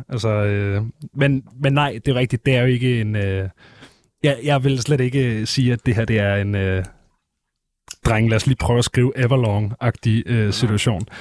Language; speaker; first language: Danish; native; Danish